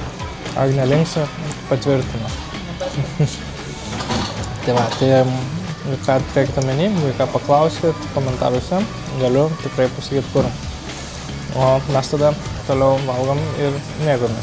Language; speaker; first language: Lithuanian; native; Lithuanian